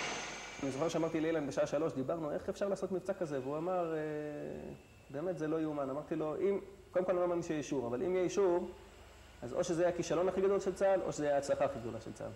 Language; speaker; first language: Hebrew; native; Hebrew